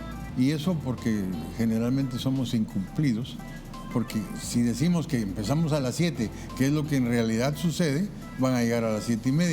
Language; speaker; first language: Spanish; native; Spanish